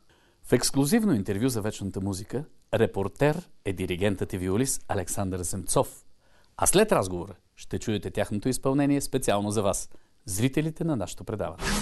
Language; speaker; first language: Bulgarian; native; Bulgarian